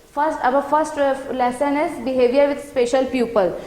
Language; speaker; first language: English; non-native, local second language; Urdu